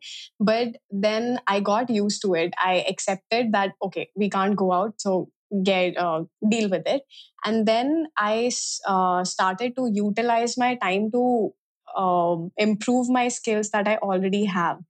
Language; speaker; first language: English; non-native, local second language; Hindi